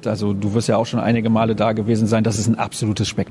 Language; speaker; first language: German; native; German